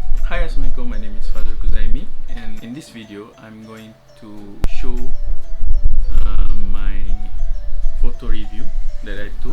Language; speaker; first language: English; non-native, fluent; Malay